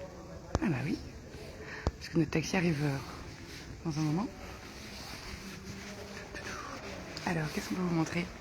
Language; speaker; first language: French; native; French